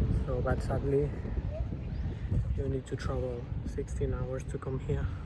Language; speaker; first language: English; non-native, learner; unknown